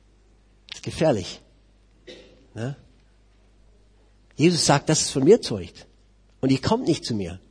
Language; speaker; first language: German; non-native, fluent; English